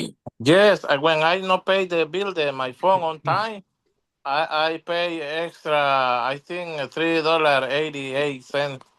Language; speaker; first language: English; non-native, learner; Spanish